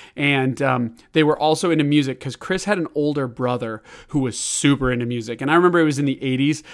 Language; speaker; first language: English; native; English